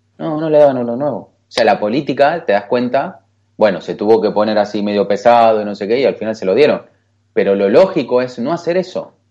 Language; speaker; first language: Spanish; native; Spanish